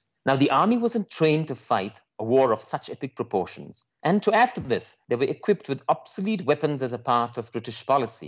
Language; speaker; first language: English; non-native, local second language; Nepali